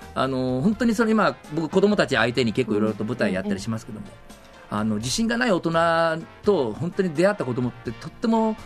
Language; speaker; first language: Japanese; native; Japanese